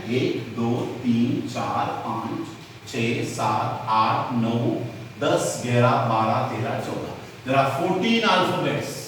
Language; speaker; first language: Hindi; non-native, local second language; Konkani